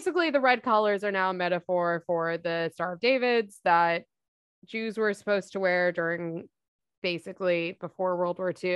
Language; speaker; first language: English; native; English